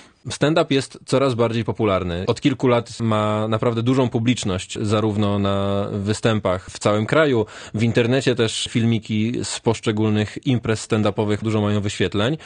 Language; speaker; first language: Polish; native; Polish